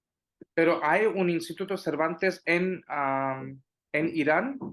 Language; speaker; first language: Spanish; non-native, fluent; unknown